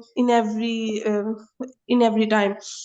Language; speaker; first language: English; non-native, learner; Urdu